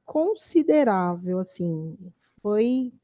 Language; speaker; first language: Portuguese; native; Portuguese